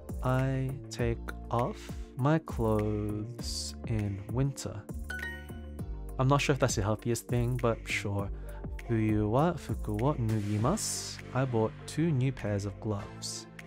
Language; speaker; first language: English; native; English